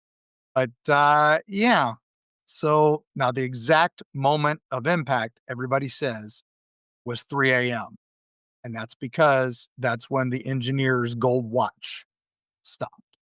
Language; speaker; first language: English; native; English